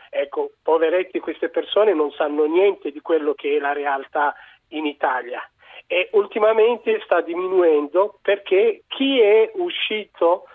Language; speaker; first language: Italian; non-native, fluent; Tigrinya